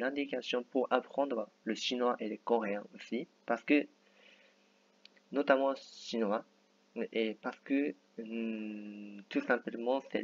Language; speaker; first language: French; non-native, fluent; Japanese